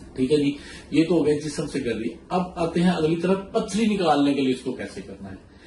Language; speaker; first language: Urdu; non-native, local second language; Punjabi